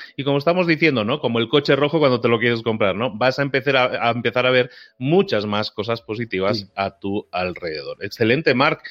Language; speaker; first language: Spanish; native; Spanish